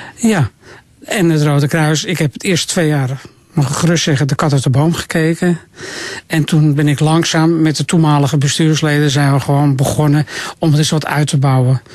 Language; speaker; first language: Dutch; native; Dutch